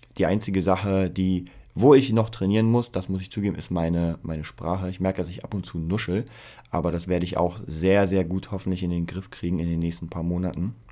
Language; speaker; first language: German; early bilingual, other home language; Polish